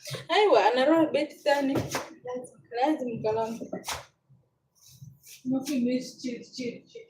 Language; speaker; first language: Arabic; non-native, learner; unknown